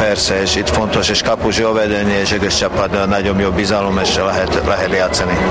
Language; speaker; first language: Hungarian; non-native, learner; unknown